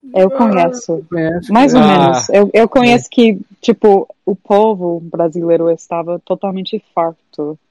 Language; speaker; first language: Portuguese; non-native, fluent; English